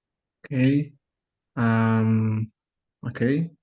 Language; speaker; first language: English; non-native, learner; Spanish